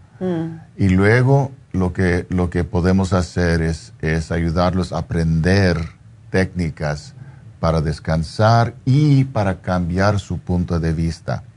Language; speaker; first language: Spanish; non-native, fluent; English